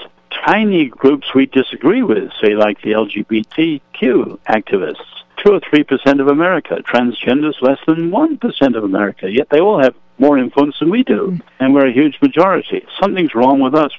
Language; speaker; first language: English; native; English